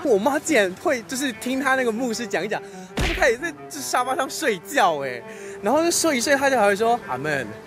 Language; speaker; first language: Chinese; early bilingual, other home language; Filipino